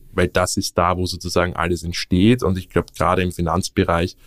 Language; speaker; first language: German; native; German